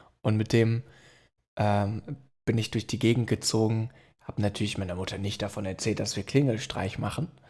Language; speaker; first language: German; native; German